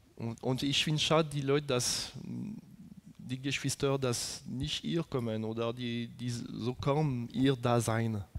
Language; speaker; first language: German; non-native, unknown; French